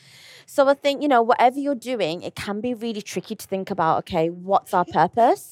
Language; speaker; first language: English; native; English